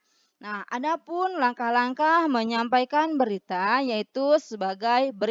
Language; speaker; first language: Indonesian; native; Indonesian